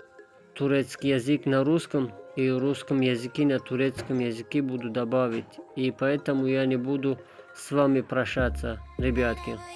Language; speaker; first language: Russian; non-native, fluent; Tajik